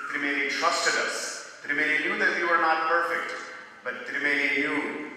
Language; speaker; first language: English; native; English